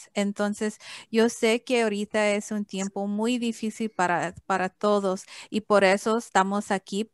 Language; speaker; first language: Spanish; early bilingual, heritage; English